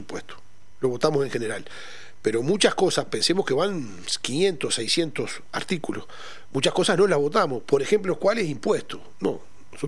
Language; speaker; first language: Spanish; native; Spanish